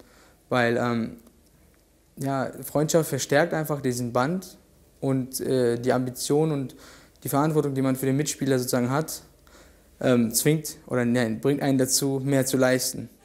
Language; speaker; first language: German; native; German